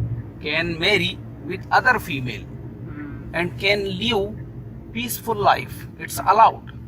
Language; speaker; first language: English; non-native, local second language; Hindi